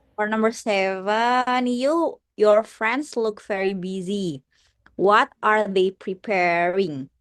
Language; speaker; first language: English; non-native, learner; Indonesian